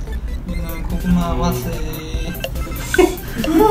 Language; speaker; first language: English; non-native, learner; Korean